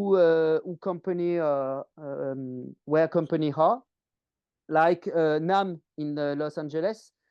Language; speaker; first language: English; non-native, learner; French